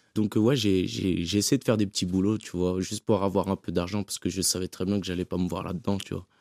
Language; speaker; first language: French; native; French